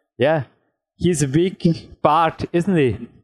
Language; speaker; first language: English; non-native, fluent; German